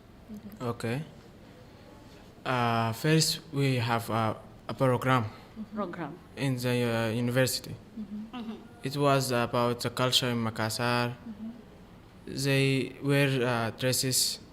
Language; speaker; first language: English; non-native, fluent; Arabic